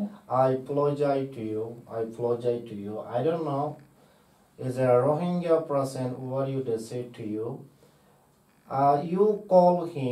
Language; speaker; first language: English; non-native, learner; Rohingya